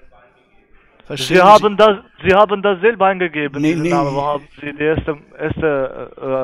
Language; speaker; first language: German; non-native, learner; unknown